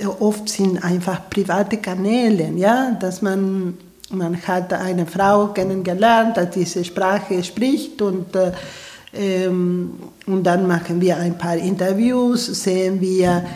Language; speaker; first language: German; non-native, fluent; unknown